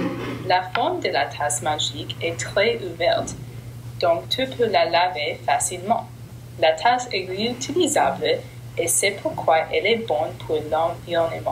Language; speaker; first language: French; non-native, learner; English